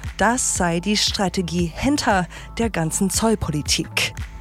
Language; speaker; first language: German; non-native, fluent; English